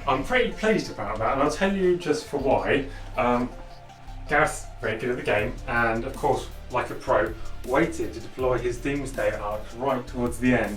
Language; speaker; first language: English; native; English